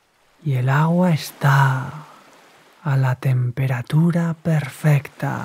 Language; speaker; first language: Spanish; native; Spanish